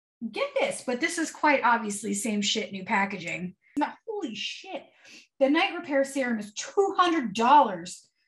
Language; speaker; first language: English; native; English